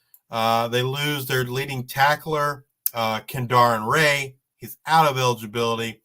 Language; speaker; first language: English; native; English